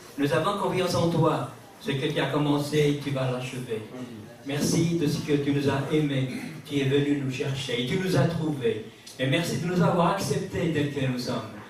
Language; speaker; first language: French; non-native, local second language; Kabyle